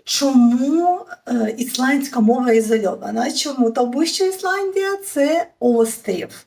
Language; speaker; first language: Ukrainian; native; Ukrainian